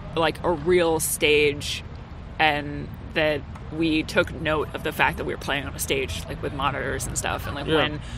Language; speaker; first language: English; native; English